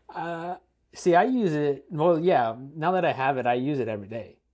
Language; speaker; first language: English; native; English